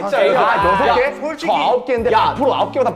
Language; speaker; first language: Korean; native; Korean